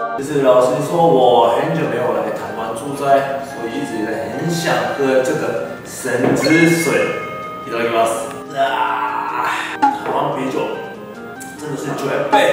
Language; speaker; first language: Chinese; non-native, fluent; Japanese